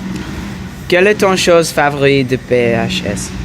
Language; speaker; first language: French; non-native, learner; English